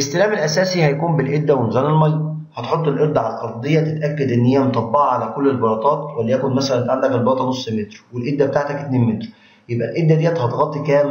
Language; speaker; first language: Arabic; native; Arabic